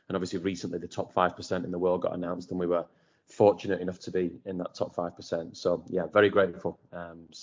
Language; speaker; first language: English; native; English